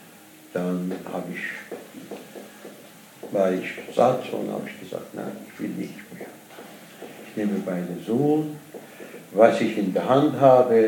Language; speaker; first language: German; non-native, learner; Persian